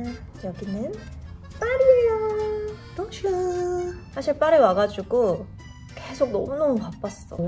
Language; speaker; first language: Korean; early bilingual, other home language; English